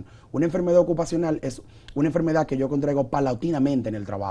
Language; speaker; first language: Spanish; native; Spanish